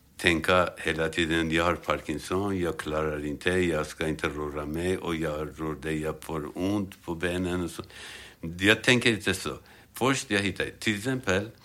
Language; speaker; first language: Swedish; non-native, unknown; Armenian